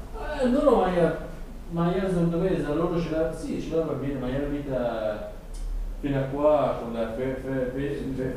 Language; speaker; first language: Italian; non-native, learner; Arabic